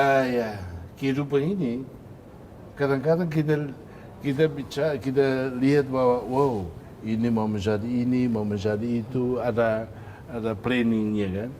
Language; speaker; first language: Indonesian; non-native, fluent; Tetum